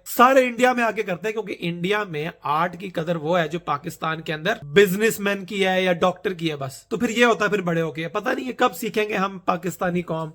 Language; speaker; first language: Urdu; native; Urdu